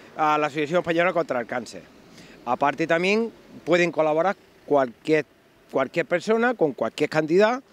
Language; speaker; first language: Spanish; native; Spanish